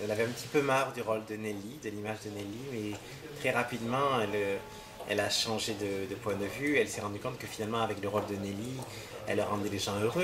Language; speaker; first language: French; native; French